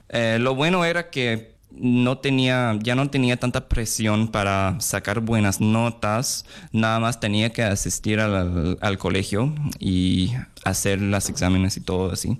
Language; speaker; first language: Spanish; non-native, fluent; English